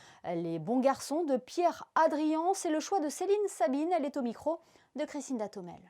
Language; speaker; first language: French; native; French